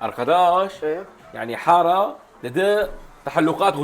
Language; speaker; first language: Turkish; non-native, learner; Arabic